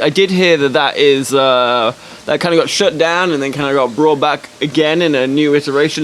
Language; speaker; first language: English; native; English